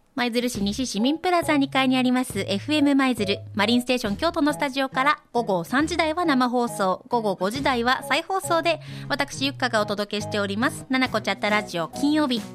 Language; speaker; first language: Japanese; native; Japanese